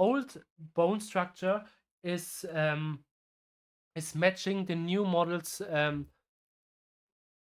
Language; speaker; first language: English; non-native, fluent; German